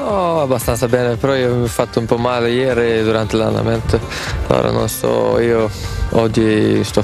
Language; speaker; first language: Italian; non-native, fluent; Swedish